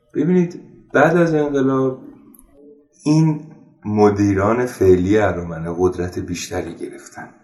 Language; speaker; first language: Persian; non-native, local second language; Armenian